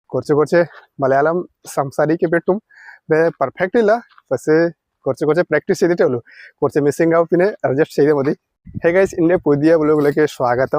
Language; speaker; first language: Malayalam; non-native, local second language; Hindi